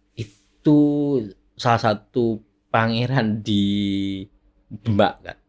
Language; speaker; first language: Indonesian; native; Indonesian